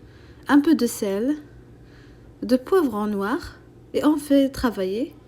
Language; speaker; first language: French; non-native, local second language; Arabic